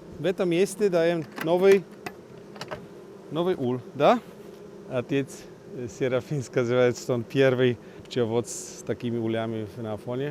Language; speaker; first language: Russian; non-native, learner; Polish